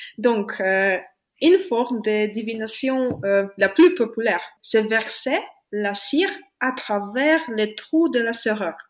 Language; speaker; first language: French; non-native, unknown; Polish